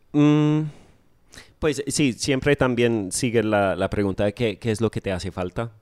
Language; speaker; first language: Spanish; non-native, fluent; English